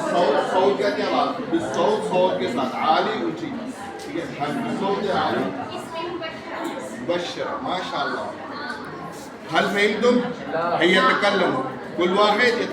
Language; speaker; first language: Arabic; non-native, fluent; Urdu